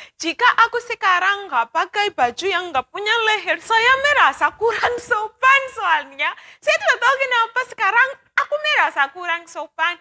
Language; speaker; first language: Indonesian; non-native, fluent; Shona